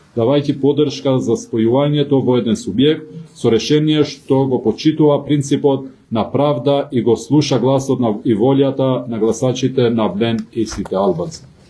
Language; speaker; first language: Macedonian; non-native, local second language; Albanian